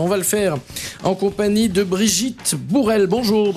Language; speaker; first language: French; native; French